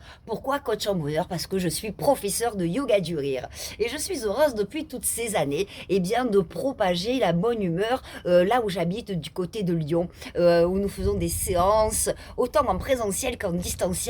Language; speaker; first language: French; native; French